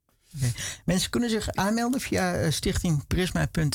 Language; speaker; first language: Dutch; native; Dutch